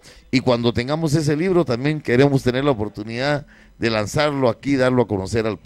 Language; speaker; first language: Spanish; native; Spanish